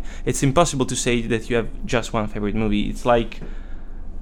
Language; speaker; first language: English; non-native, fluent; Italian